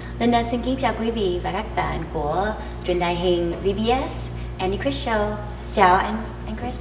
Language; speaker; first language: Vietnamese; early bilingual, heritage; Chinese